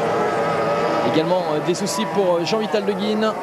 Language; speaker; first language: French; native; French